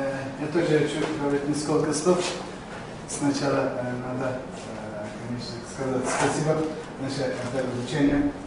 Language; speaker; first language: Russian; non-native, learner; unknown